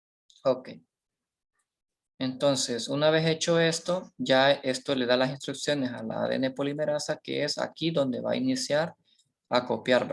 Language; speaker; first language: Spanish; native; Spanish